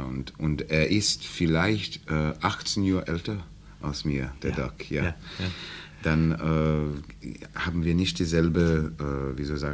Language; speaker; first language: German; non-native, learner; English